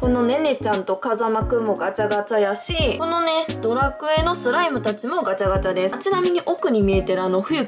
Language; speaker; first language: Japanese; native; Japanese